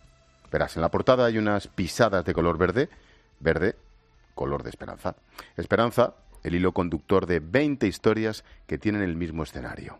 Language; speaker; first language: Spanish; native; Spanish